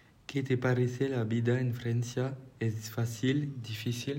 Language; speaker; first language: Spanish; non-native, learner; French